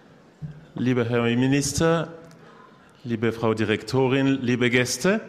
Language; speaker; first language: German; non-native, local second language; French